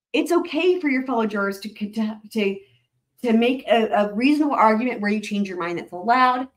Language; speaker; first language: English; native; English